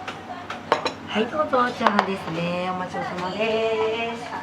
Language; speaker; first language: Japanese; native; Japanese